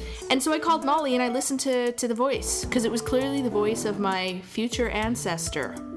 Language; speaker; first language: English; native; English